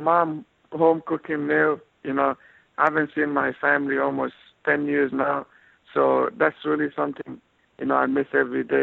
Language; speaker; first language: English; non-native, fluent; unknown